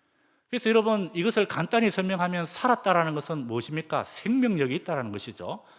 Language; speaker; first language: Korean; native; Korean